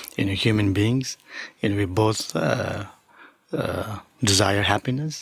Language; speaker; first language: English; non-native, local second language; Tibetan